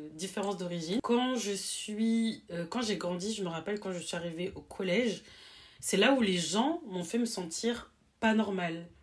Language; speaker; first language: French; native; French